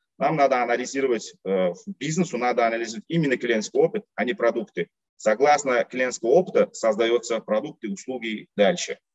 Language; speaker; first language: Russian; non-native, local second language; Uzbek